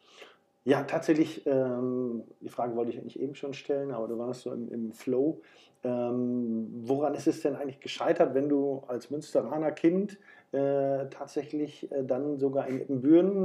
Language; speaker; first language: German; native; German